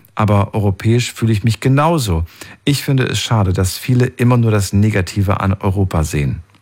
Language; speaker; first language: German; native; German